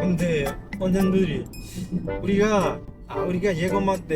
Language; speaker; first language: Korean; non-native, learner; Burmese